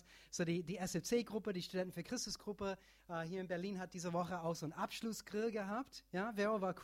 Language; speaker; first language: German; non-native, fluent; English